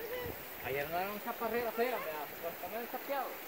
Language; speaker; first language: Spanish; native; Spanish